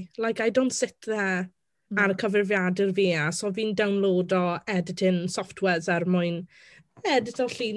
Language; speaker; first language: Welsh; non-native, local second language; English